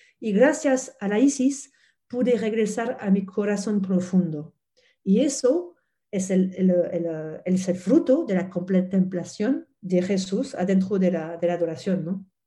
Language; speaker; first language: Spanish; non-native, fluent; French